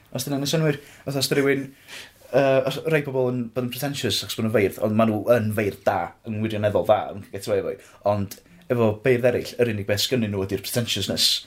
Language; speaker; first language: Welsh; native; Welsh